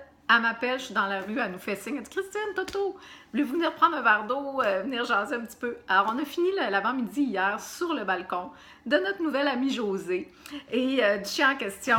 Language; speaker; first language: French; native; French